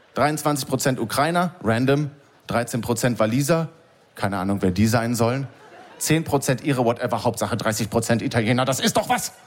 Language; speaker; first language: German; native; German